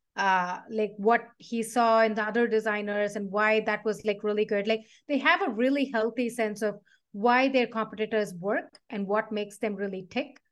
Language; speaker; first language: English; non-native, local second language; Tamil